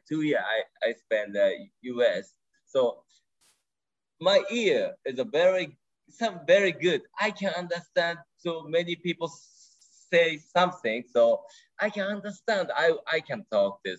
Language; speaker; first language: English; non-native, learner; Japanese